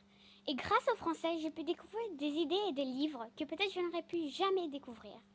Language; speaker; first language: French; non-native, fluent; Greek